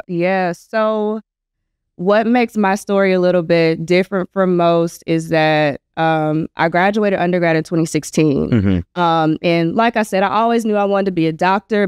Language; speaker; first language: English; native; English